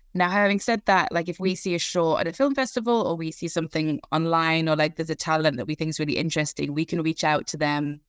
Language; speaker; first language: English; native; English